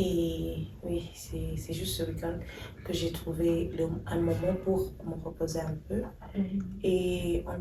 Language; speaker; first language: French; non-native, fluent; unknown